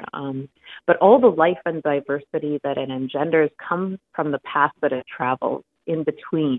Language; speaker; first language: English; native; English